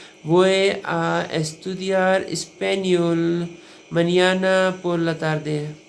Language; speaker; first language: Spanish; non-native, learner; Urdu